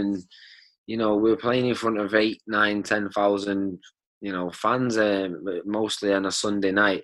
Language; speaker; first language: English; native; English